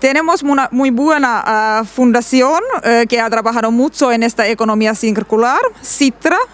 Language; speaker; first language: Spanish; non-native, learner; Finnish